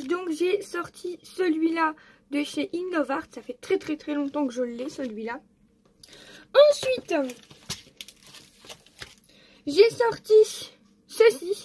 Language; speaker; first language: French; native; French